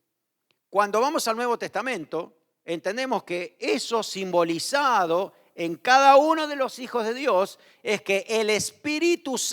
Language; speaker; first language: Spanish; native; Spanish